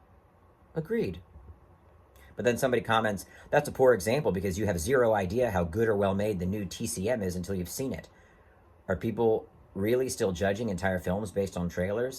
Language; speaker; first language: English; native; English